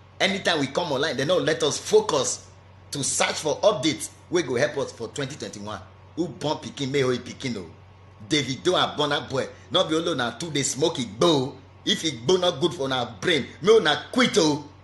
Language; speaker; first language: Nigerian Pidgin; native; Nigerian Pidgin